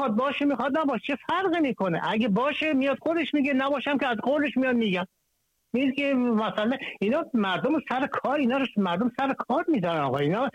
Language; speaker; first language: Persian; native; Persian